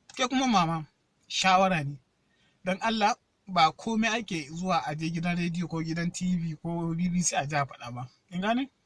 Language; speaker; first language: Hausa; non-native, local second language; Yoruba